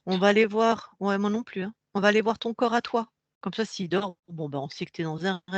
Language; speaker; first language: French; native; French